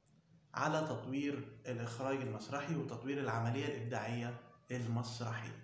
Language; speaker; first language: Arabic; native; Arabic